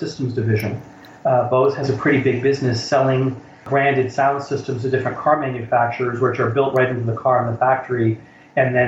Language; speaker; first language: English; native; English